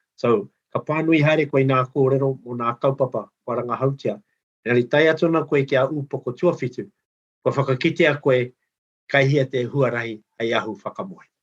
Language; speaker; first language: Māori; native; Māori